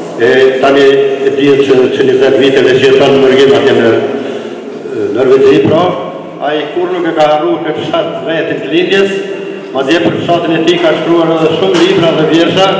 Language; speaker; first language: Albanian; native; Albanian